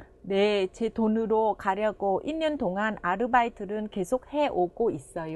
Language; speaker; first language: Korean; non-native, fluent; Vietnamese